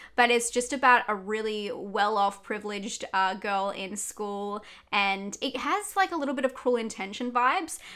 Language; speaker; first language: English; native; English